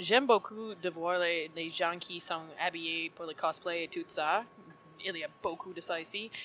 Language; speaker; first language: French; non-native, learner; English